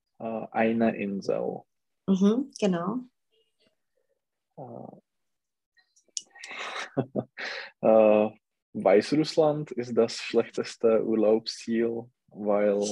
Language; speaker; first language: German; non-native, learner; Czech